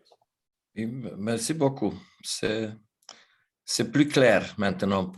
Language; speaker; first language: French; non-native, fluent; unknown